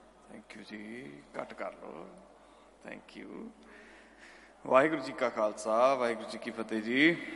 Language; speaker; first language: Punjabi; native; Punjabi